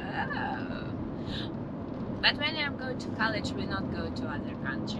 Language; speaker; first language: English; non-native, learner; Russian